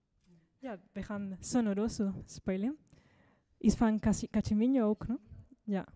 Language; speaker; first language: Dutch; non-native, fluent; Spanish